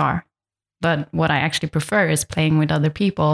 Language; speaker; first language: English; non-native, fluent; Norwegian